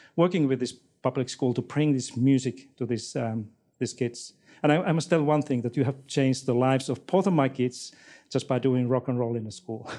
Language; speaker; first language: English; non-native, fluent; Finnish